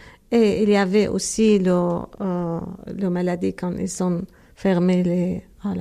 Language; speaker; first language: French; non-native, learner; Arabic